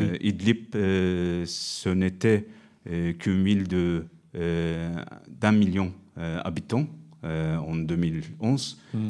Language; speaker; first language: French; non-native, fluent; Turkish